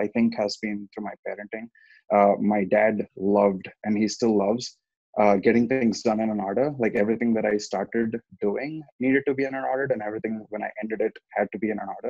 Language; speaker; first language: English; non-native, local second language; Telugu